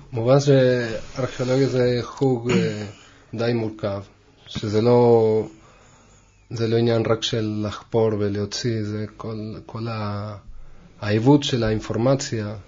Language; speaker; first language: Hebrew; non-native, fluent; Spanish